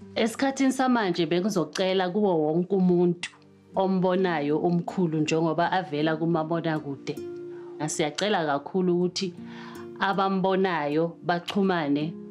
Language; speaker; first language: Zulu; native; Zulu